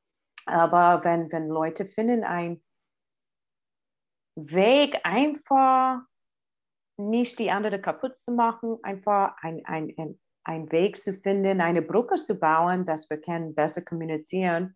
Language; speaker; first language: German; non-native, fluent; English